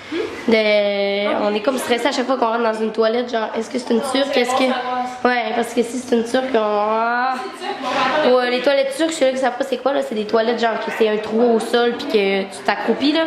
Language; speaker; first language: French; native; French